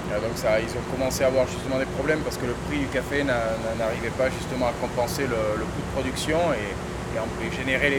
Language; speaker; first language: Spanish; non-native, fluent; French